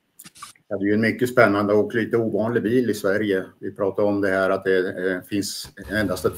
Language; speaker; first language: Swedish; native; Swedish